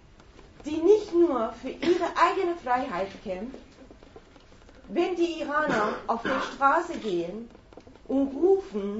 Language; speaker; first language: German; non-native, fluent; Persian